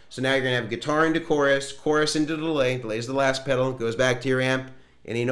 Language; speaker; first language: English; native; English